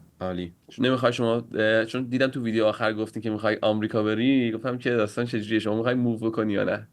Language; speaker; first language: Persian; native; Persian